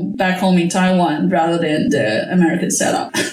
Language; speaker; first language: English; non-native, fluent; Chinese